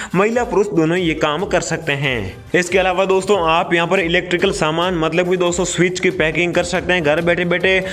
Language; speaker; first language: Hindi; native; Hindi